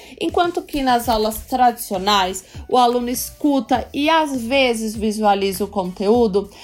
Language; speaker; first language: Portuguese; native; Portuguese